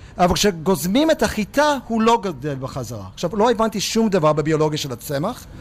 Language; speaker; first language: Hebrew; non-native, fluent; English